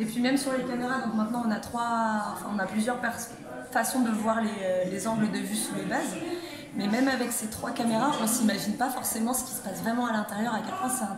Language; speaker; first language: French; native; French